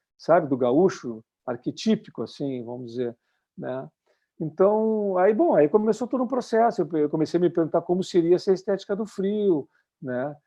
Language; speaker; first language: Portuguese; native; Portuguese